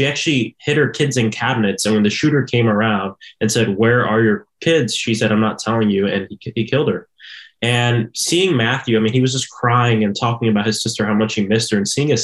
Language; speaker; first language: English; native; English